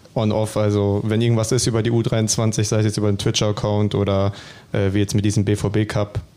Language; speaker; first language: German; native; German